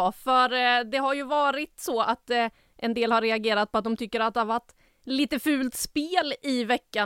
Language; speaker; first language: Swedish; native; Swedish